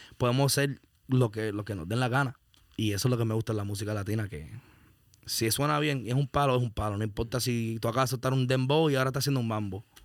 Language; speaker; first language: Spanish; early bilingual, heritage; Spanish